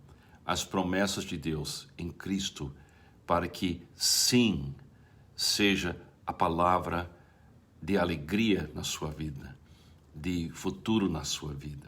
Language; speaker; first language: Portuguese; non-native, fluent; English